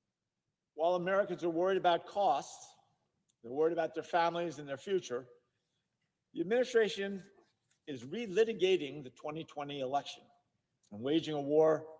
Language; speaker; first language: English; native; English